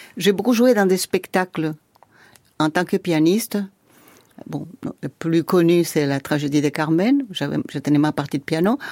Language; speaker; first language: French; non-native, fluent; Spanish